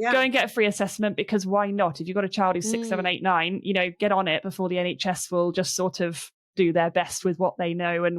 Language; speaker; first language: English; native; English